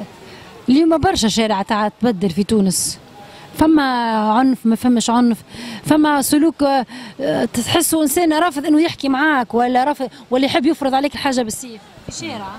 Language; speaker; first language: Arabic; native; Arabic